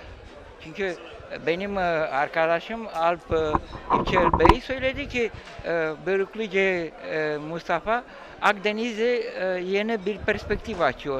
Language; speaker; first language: Turkish; non-native, fluent; Romanian